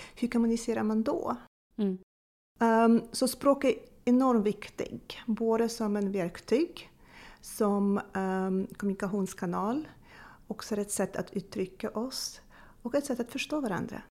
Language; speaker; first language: Swedish; non-native, fluent; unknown